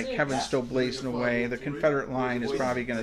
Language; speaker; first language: English; native; English